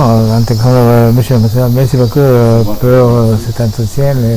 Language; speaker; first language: French; non-native, fluent; Japanese